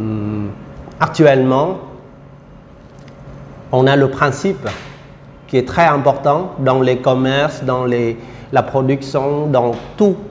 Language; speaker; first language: French; non-native, fluent; Vietnamese